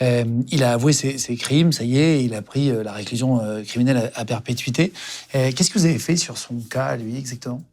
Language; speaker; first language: French; native; French